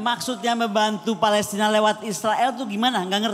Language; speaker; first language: Indonesian; native; Indonesian